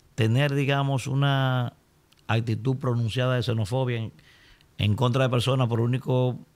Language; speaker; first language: Spanish; native; Spanish